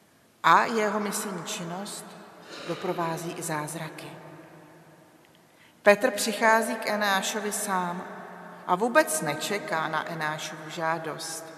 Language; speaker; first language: Czech; native; Czech